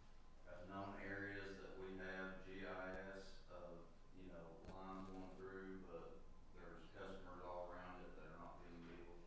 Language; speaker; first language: English; native; English